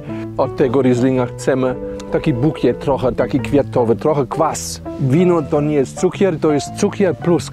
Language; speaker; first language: Polish; non-native, learner; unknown